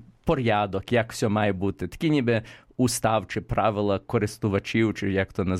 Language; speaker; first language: Ukrainian; early bilingual, heritage; Ukrainian